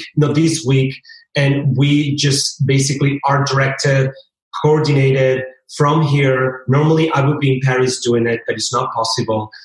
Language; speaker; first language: English; early bilingual, other home language; Spanish